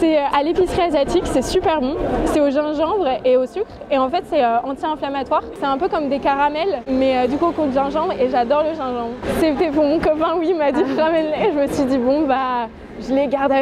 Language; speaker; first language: French; native; French